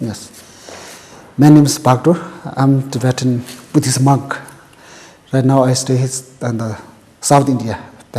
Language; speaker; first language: English; non-native, local second language; Tibetan